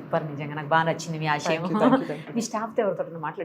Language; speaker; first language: Telugu; native; Telugu